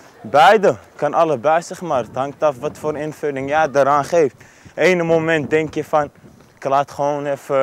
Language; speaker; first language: Dutch; early bilingual, other home language; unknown